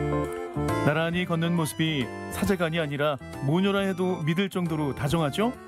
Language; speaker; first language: Korean; native; Korean